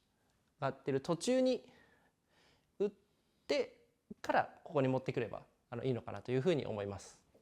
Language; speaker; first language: Japanese; native; Japanese